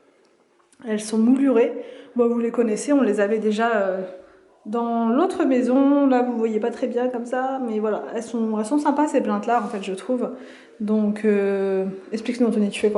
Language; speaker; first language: French; native; French